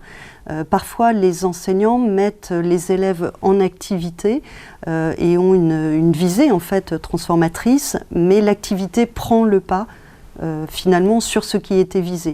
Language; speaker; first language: French; native; French